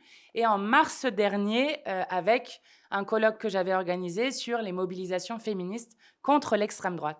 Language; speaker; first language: French; native; French